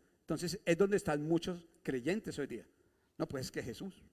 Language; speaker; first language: Spanish; native; Spanish